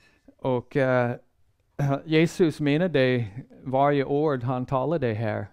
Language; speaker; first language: Swedish; non-native, fluent; English